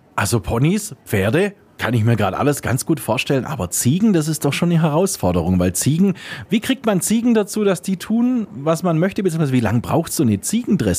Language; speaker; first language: German; native; German